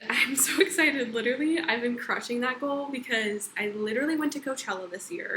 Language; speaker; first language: English; native; English